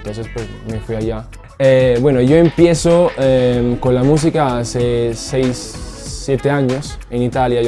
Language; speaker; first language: Spanish; non-native, fluent; Italian